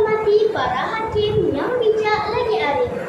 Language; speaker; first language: Malay; native; Malay